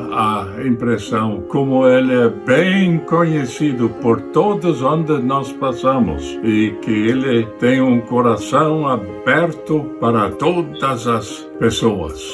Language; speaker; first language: Portuguese; non-native, fluent; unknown